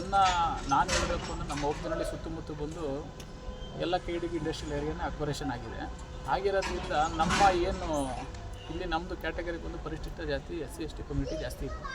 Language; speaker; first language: Kannada; native; Kannada